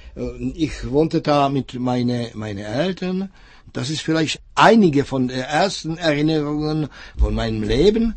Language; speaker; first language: German; non-native, fluent; Czech